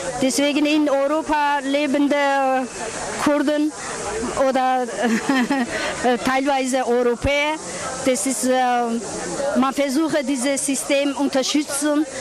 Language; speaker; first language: German; non-native, learner; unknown